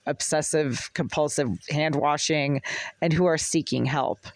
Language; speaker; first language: English; native; English